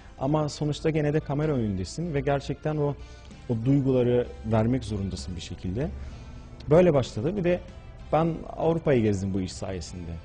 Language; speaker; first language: Turkish; early bilingual, heritage; Turkish